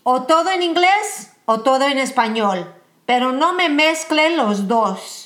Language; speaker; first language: Spanish; early bilingual, heritage; Spanish